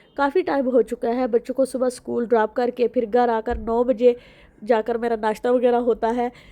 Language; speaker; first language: Urdu; non-native, local second language; Punjabi